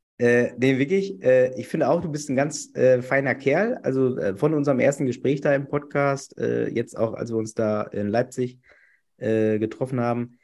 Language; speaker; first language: German; native; German